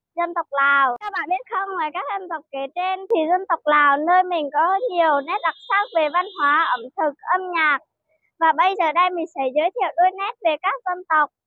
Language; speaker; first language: Vietnamese; non-native, local second language; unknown